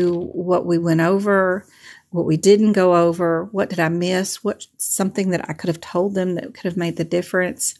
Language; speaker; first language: English; native; English